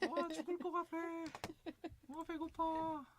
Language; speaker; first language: Korean; native; Korean